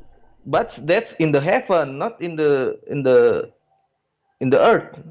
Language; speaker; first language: English; non-native, learner; Indonesian